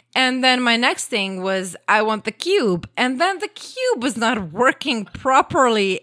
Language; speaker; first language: English; non-native, fluent; Croatian